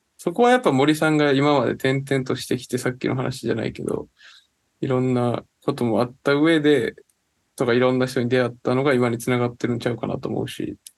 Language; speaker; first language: Japanese; native; Japanese